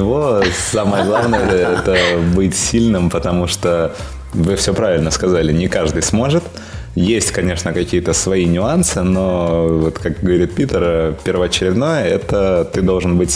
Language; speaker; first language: Russian; native; Russian